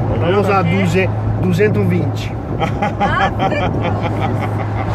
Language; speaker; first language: Portuguese; non-native, learner; Italian